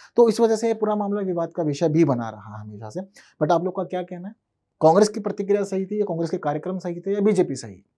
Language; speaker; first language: Hindi; native; Hindi